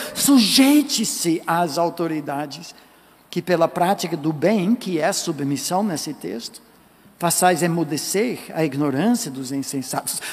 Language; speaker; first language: Portuguese; non-native, fluent; English